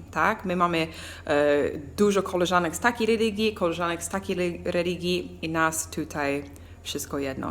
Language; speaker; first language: Polish; non-native, learner; English